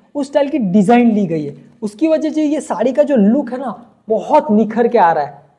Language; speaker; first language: Hindi; non-native, local second language; Gujarati